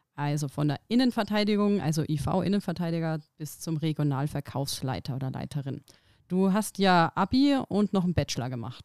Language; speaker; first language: German; native; German